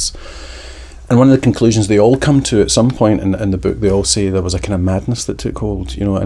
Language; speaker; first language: English; native; English